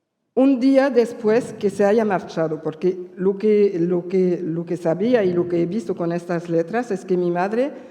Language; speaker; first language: Spanish; early bilingual, heritage; Spanish